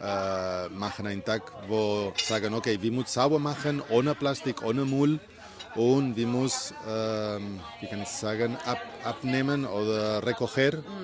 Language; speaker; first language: German; non-native, learner; Spanish